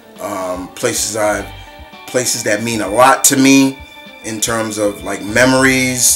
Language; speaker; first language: English; native; English